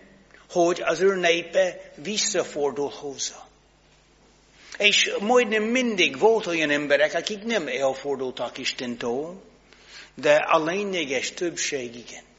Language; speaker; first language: Hungarian; non-native, fluent; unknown